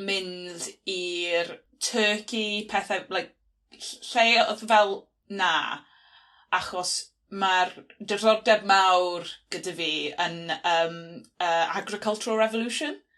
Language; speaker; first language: Welsh; non-native, local second language; English